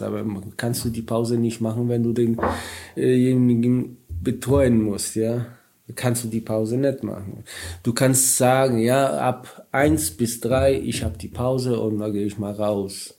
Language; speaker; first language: German; non-native, learner; Polish